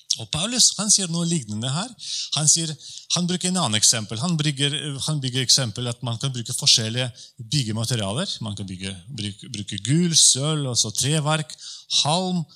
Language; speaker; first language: Norwegian; non-native, fluent; Polish